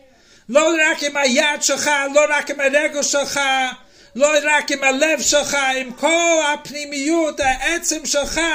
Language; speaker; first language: Hebrew; non-native, fluent; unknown